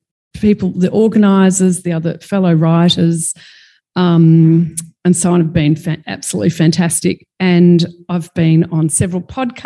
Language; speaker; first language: English; native; English